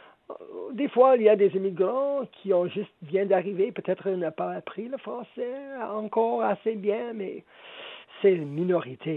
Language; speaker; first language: French; non-native, local second language; English